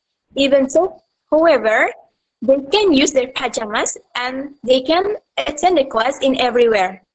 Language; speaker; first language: English; non-native, learner; Indonesian